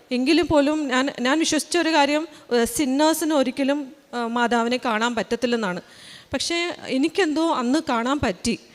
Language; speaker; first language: Malayalam; early bilingual, heritage; Malayalam